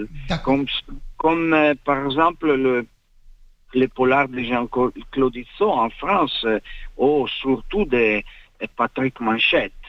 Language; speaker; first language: French; non-native, fluent; Italian